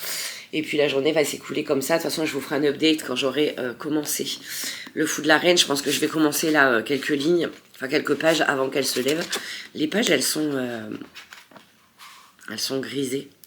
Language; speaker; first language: French; native; French